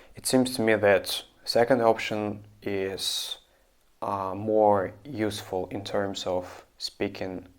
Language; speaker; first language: English; non-native, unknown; Russian